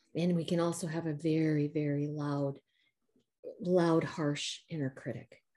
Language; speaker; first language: English; native; English